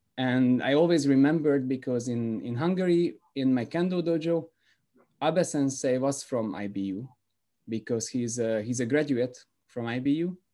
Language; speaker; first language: English; non-native, fluent; Hungarian